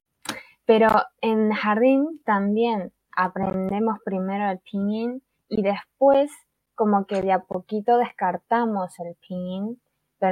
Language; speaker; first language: Spanish; early bilingual, other home language; Chinese